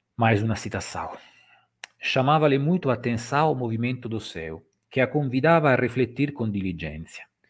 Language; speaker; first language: Portuguese; non-native, fluent; Italian